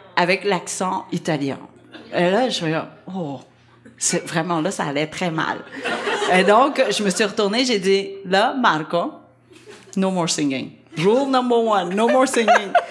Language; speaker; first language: French; non-native, fluent; Vietnamese